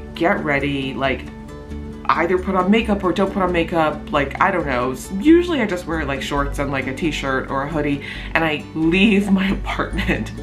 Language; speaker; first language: English; native; English